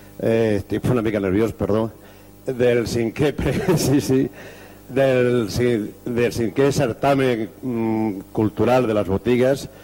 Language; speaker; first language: Catalan; non-native, local second language; Spanish